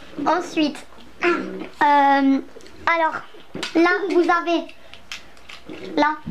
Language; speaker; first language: French; native; French